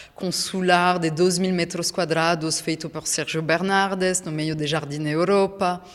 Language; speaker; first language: Portuguese; non-native, fluent; French